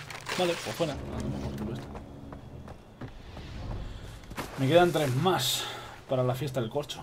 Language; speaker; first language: Spanish; native; Spanish